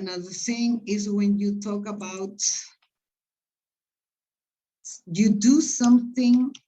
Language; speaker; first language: English; non-native, fluent; Spanish